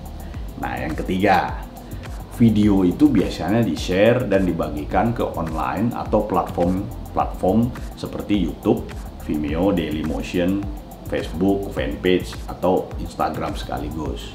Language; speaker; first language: Indonesian; native; Indonesian